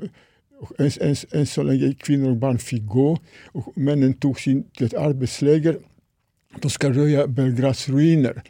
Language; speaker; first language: Swedish; non-native, fluent; Serbian